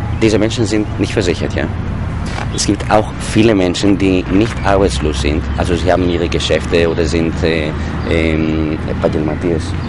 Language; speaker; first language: German; non-native, fluent; Greek